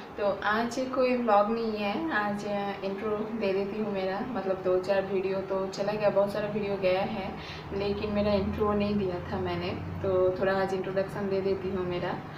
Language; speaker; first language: Hindi; non-native, local second language; Bangla